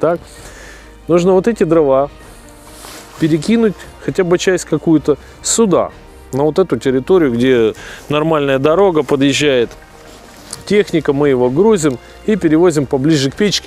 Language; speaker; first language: Russian; native; Russian